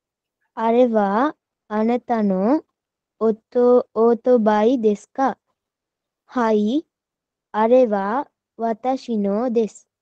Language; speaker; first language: Japanese; non-native, learner; Sinhala